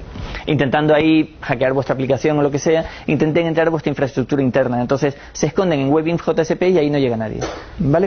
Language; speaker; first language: Spanish; native; Spanish